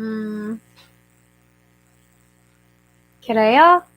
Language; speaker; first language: Korean; non-native, learner; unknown